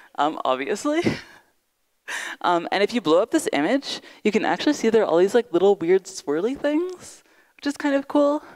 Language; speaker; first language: English; native; English